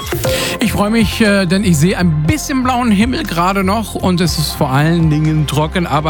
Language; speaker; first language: German; native; German